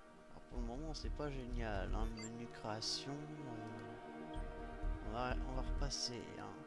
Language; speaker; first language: French; native; French